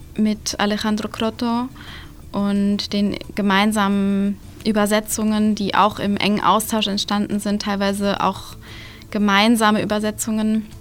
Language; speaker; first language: German; native; German